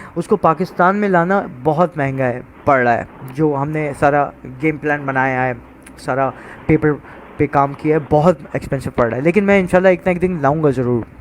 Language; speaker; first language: Urdu; native; Urdu